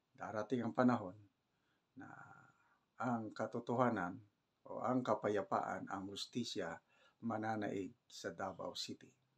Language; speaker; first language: Filipino; non-native, local second language; Cebuano